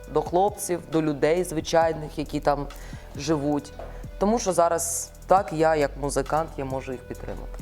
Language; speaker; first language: Ukrainian; non-native, local second language; Russian